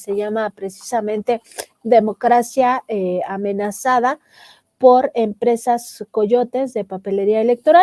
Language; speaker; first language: Spanish; native; Spanish